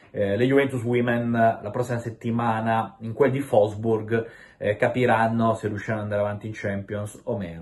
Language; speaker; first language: Italian; native; Italian